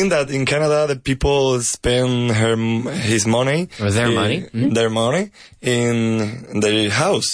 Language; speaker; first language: English; non-native, learner; Spanish